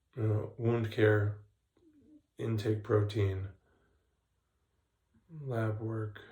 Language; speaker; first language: English; native; English